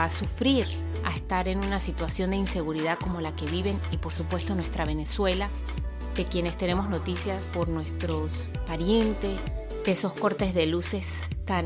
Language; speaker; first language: Spanish; native; Spanish